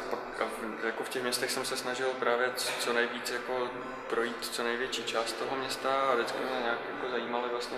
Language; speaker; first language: Czech; native; Czech